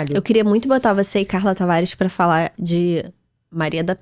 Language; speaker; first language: Portuguese; native; Portuguese